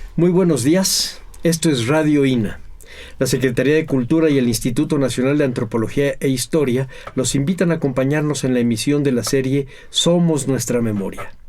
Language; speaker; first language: Spanish; native; Spanish